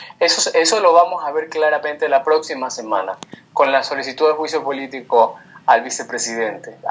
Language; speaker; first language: Spanish; native; Spanish